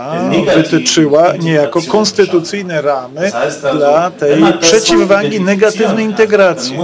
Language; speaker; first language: Polish; native; Polish